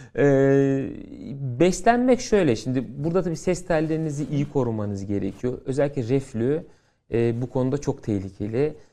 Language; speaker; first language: Turkish; native; Turkish